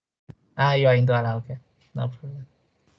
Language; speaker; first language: English; non-native, local second language; French